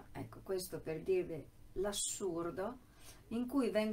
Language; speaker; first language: Italian; native; Italian